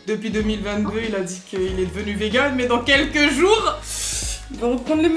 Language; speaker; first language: French; native; French